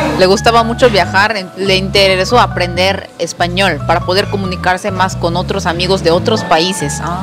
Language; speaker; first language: Spanish; non-native, fluent; Korean